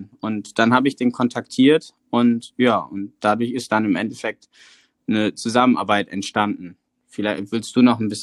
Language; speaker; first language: German; native; German